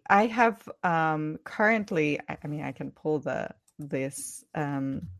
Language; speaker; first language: English; non-native, fluent; Ukrainian